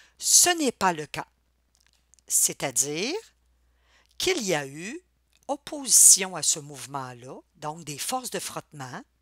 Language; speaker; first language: French; native; French